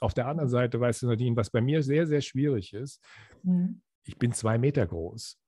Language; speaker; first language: German; native; German